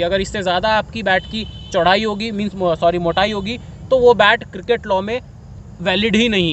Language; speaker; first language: Hindi; native; Hindi